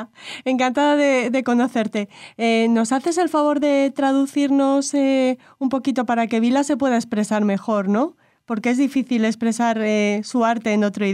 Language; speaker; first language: Spanish; native; Spanish